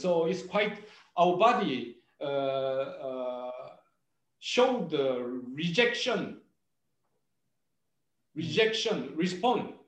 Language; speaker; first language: English; non-native, learner; Korean